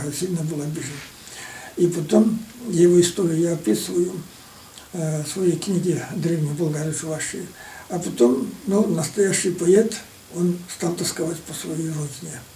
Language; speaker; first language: Russian; non-native, local second language; Chuvash